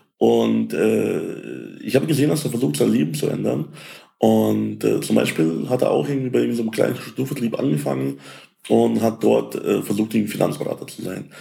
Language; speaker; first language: German; early bilingual, other home language; Russian